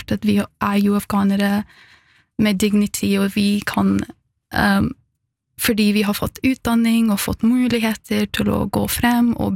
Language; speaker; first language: Norwegian; non-native, fluent; Persian